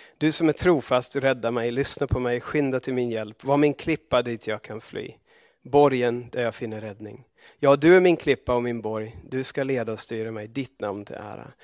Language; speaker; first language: Swedish; non-native, fluent; English